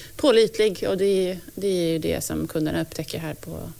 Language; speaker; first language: Swedish; non-native, fluent; English